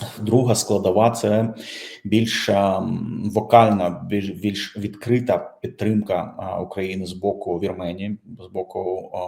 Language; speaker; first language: Ukrainian; non-native, fluent; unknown